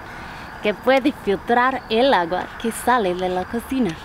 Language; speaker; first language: Spanish; non-native, learner; English